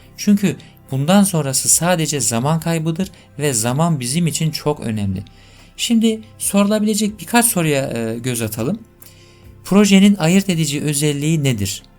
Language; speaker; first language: Turkish; native; Turkish